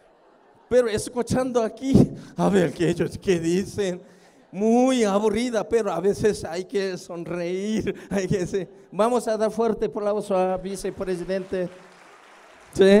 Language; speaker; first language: Spanish; non-native, fluent; Korean